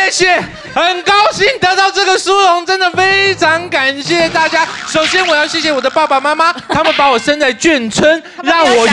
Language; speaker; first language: Chinese; native; Chinese